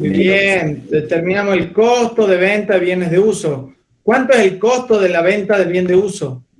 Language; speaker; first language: Spanish; native; Spanish